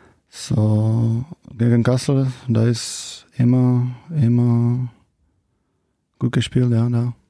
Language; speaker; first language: German; non-native, fluent; Czech